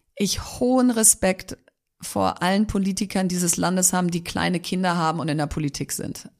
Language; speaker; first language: German; native; German